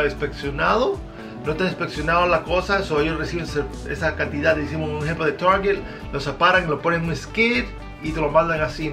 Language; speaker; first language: Spanish; early bilingual, heritage; Spanish